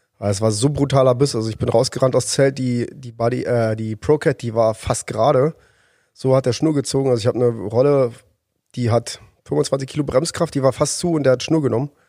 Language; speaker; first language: German; native; German